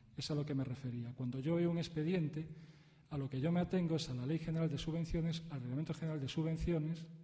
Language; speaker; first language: Spanish; native; Spanish